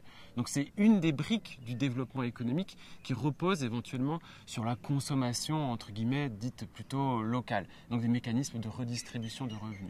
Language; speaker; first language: French; native; French